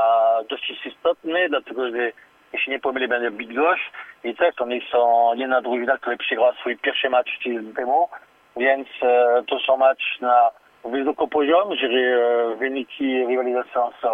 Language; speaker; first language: Polish; non-native, learner; French